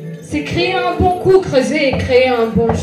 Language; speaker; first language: French; non-native, local second language; Rundi